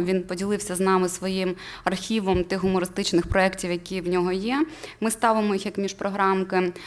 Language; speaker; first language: Ukrainian; native; Ukrainian